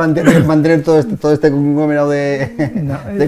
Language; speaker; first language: Spanish; native; Spanish